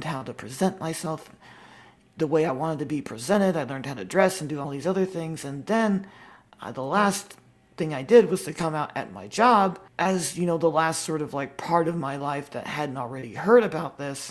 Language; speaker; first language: English; native; English